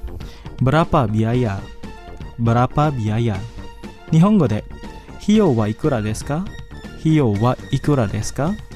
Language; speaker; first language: Japanese; non-native, fluent; Indonesian